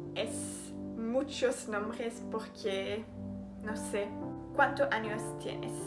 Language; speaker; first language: Spanish; non-native, learner; French